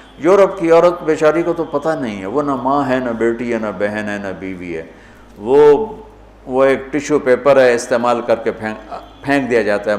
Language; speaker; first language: Urdu; non-native, local second language; Punjabi